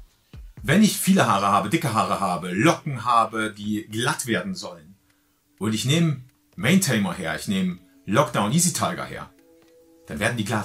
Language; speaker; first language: German; native; German